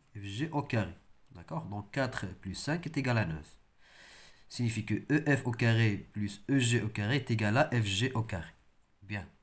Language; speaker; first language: French; non-native, local second language; Arabic